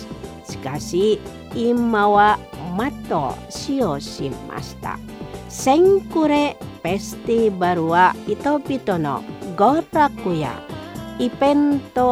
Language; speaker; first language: Japanese; non-native, fluent; Indonesian